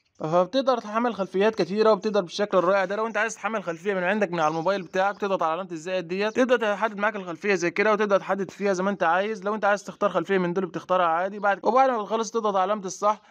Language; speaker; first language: Arabic; native; Arabic